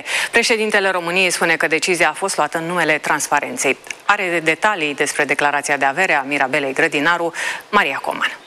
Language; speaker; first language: Romanian; native; Romanian